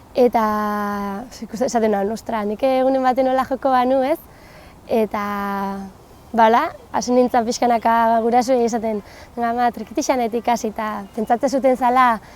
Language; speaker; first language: Basque; native; Basque